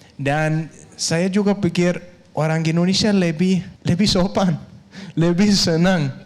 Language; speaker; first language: Indonesian; non-native, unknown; Danish